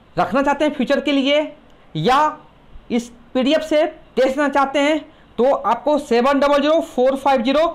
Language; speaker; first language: Hindi; native; Hindi